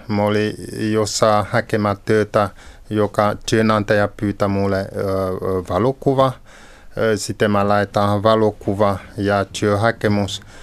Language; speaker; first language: Finnish; non-native, learner; French